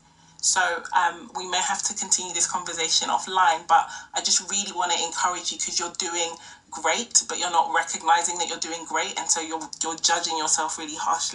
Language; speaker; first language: English; non-native, local second language; Yoruba